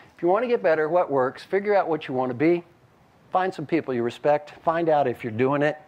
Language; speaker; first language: English; native; English